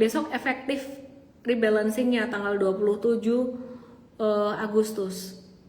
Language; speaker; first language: Indonesian; native; Indonesian